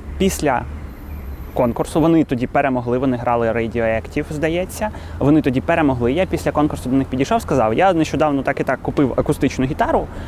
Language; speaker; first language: Ukrainian; non-native, local second language; Russian